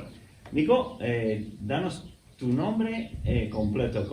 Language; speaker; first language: Spanish; non-native, fluent; English